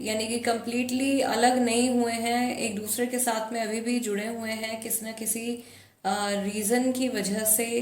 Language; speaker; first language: Hindi; native; Hindi